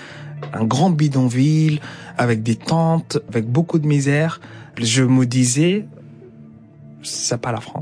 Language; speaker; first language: French; non-native, fluent; Arabic